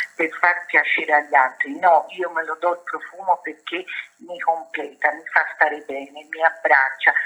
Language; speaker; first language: Italian; native; Italian